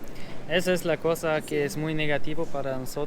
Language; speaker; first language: Spanish; non-native, learner; German